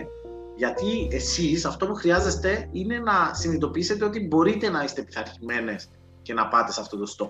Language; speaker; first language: Greek; native; Greek